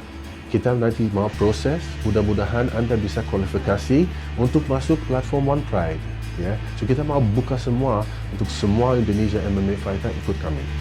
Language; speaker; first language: Indonesian; non-native, fluent; English